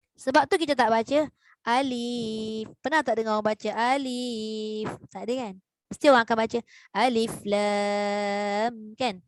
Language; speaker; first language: Malay; native; Malay